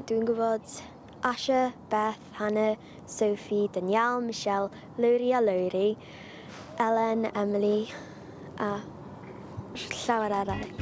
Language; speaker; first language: Welsh; non-native, learner; English